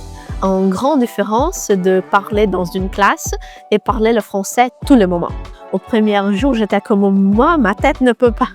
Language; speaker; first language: French; non-native, fluent; Portuguese